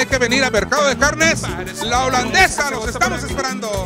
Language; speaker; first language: Spanish; native; Spanish